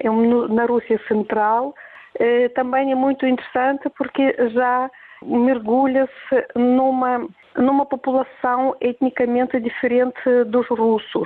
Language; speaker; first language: Portuguese; non-native, fluent; Russian